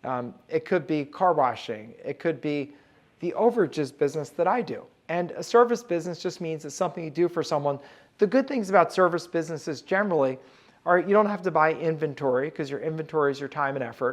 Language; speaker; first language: English; native; English